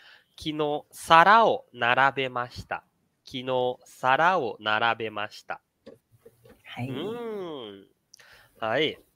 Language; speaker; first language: Japanese; non-native, fluent; Portuguese